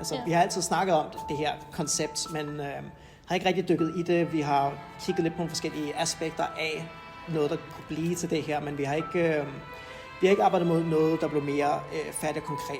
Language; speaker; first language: Danish; native; Danish